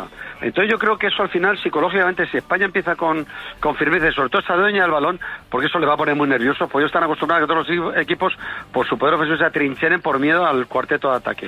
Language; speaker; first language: Spanish; native; Spanish